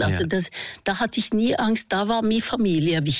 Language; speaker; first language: German; non-native, fluent; Norwegian